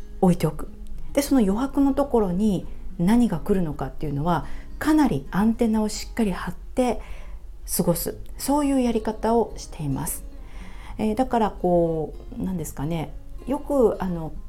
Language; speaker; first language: Japanese; native; Japanese